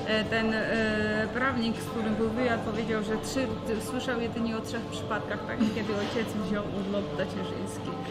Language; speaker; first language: Polish; non-native, fluent; Georgian